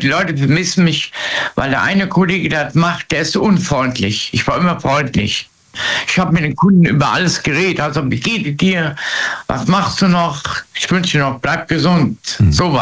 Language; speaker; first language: German; native; German